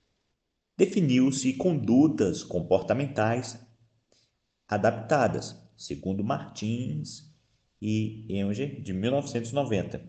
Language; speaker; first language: Portuguese; native; Portuguese